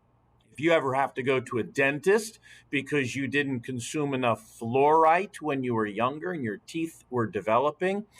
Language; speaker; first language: English; native; English